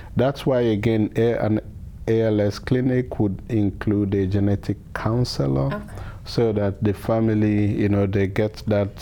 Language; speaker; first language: English; non-native, local second language; Igbo